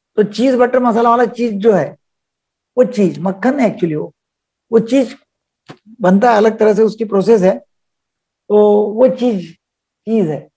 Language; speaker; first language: Hindi; non-native, local second language; Marathi